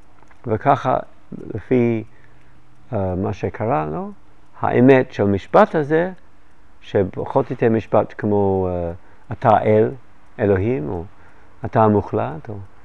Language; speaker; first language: Hebrew; non-native, fluent; English